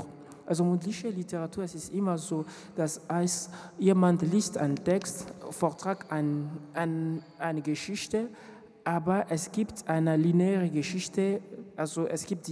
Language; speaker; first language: German; non-native, learner; French